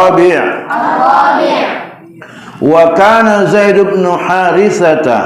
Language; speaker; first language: Arabic; non-native, fluent; Indonesian